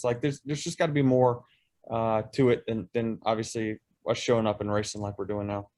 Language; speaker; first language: English; native; English